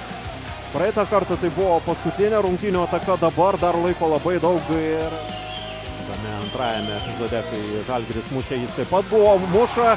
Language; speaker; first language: Lithuanian; native; Lithuanian